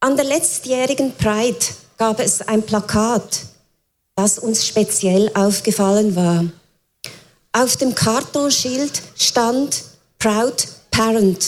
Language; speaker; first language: German; native; German